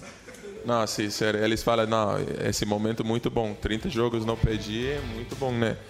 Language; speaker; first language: Portuguese; non-native, learner; English